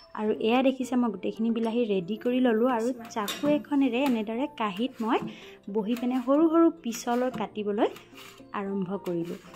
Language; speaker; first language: Assamese; non-native, local second language; Nepali